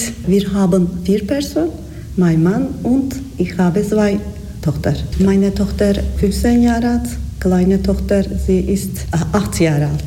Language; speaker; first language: German; non-native, learner; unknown